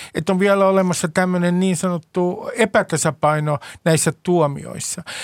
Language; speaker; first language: Finnish; native; Finnish